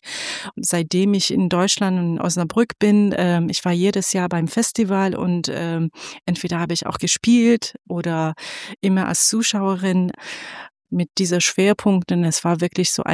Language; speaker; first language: German; non-native, fluent; Persian